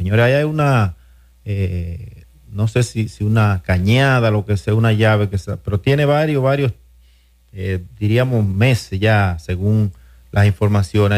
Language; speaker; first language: Spanish; native; Spanish